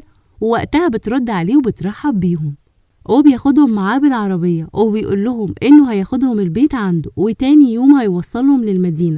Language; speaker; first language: Arabic; native; Arabic